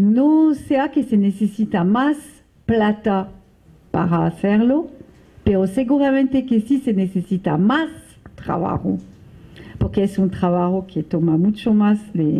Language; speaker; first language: Spanish; non-native, fluent; French